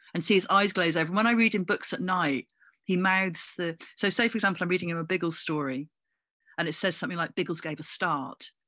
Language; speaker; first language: English; native; English